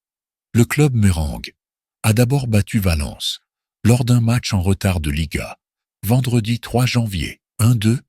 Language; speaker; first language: French; native; French